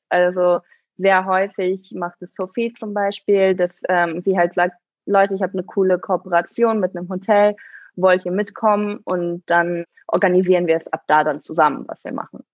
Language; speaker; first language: German; native; German